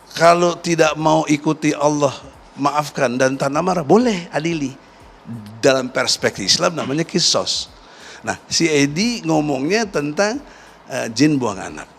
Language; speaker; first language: Indonesian; native; Indonesian